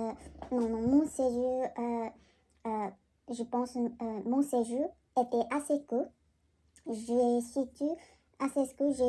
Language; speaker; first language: French; non-native, learner; Korean